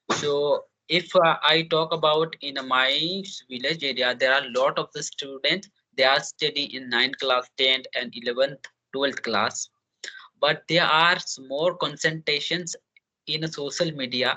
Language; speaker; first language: English; non-native, learner; Hindi